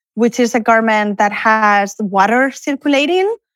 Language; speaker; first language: English; non-native, fluent; Spanish